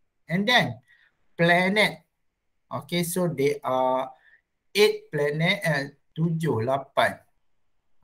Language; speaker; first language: English; non-native, local second language; Malay